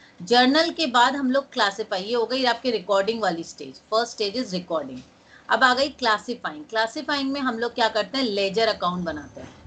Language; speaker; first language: Hindi; non-native, local second language; Bangla